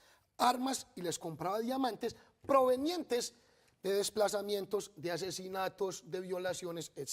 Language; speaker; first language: Spanish; native; Spanish